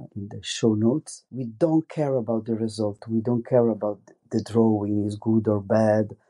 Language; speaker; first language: English; non-native, fluent; Italian